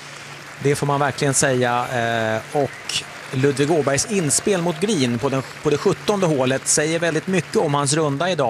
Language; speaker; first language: Swedish; native; Swedish